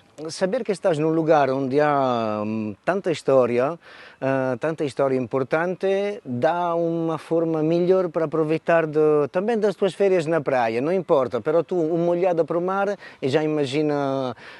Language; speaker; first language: Portuguese; non-native, fluent; Italian